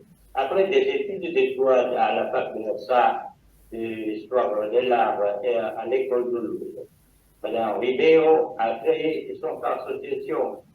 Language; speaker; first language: French; non-native, learner; Italian